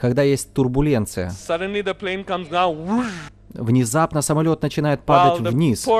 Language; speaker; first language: Russian; native; Russian